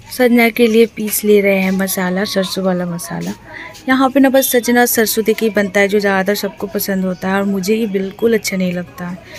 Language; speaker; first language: Hindi; non-native, local second language; Bangla